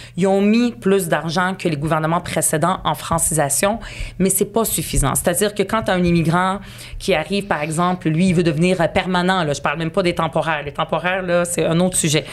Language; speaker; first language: French; early bilingual, other home language; Arabic